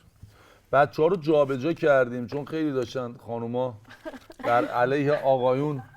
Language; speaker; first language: Persian; native; Persian